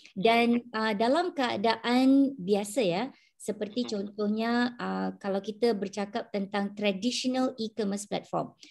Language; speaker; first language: Malay; native; Malay